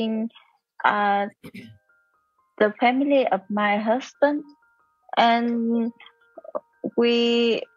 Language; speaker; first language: English; non-native, learner; Vietnamese